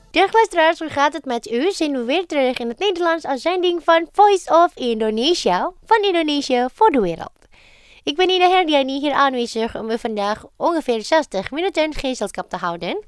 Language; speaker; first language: Dutch; non-native, fluent; Indonesian